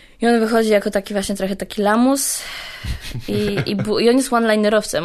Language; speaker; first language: Polish; native; Polish